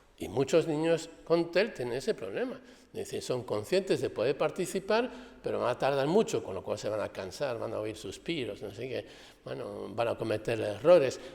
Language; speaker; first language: Spanish; non-native, fluent; French